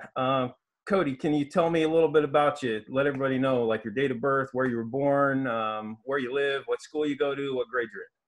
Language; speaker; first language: English; native; English